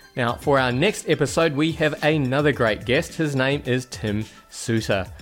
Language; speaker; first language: English; native; English